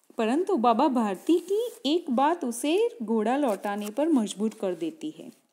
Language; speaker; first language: Hindi; non-native, local second language; Gujarati